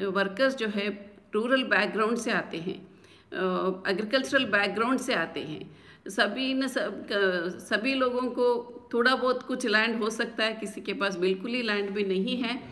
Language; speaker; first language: Hindi; non-native, local second language; Telugu